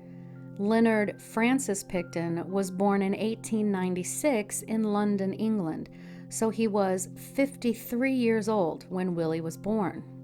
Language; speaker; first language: English; native; English